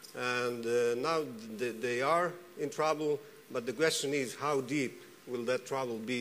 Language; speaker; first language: English; non-native, fluent; Estonian